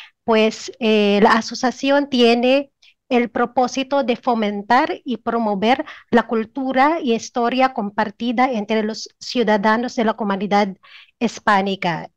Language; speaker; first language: Spanish; non-native, fluent; Filipino